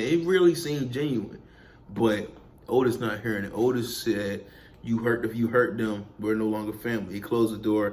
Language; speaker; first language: English; native; English